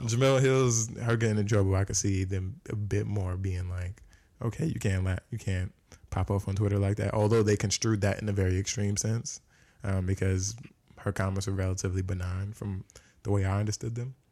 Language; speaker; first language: English; native; English